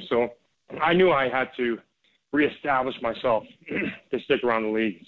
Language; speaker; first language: English; native; English